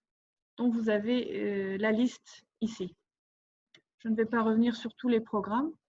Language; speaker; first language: French; non-native, fluent; Turkish